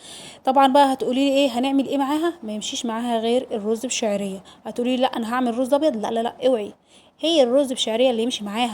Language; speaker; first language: Arabic; native; Arabic